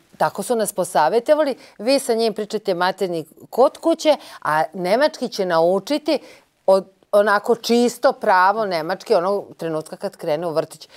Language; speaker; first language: Bosnian; native; Bosnian